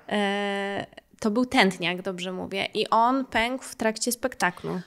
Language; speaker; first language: Polish; native; Polish